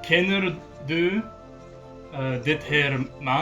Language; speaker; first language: Swedish; non-native, learner; English